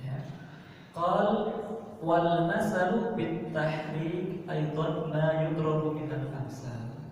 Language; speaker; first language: Arabic; non-native, fluent; Indonesian